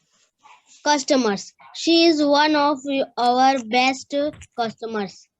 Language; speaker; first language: English; non-native, learner; Hindi